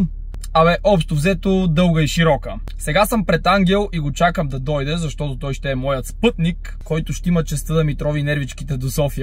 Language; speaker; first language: Bulgarian; native; Bulgarian